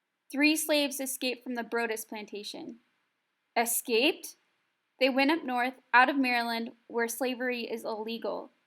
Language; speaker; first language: English; native; English